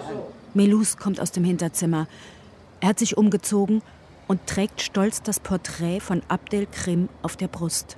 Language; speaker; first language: German; native; German